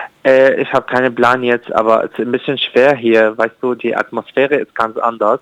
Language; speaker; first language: German; non-native, learner; Arabic